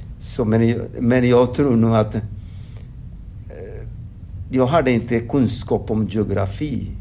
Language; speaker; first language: Swedish; non-native, fluent; Odia